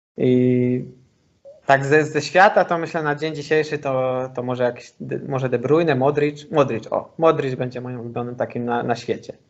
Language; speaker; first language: Polish; native; Polish